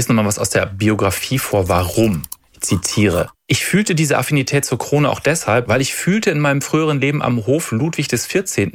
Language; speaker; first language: German; native; German